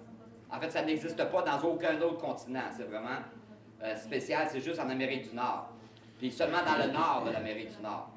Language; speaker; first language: French; native; French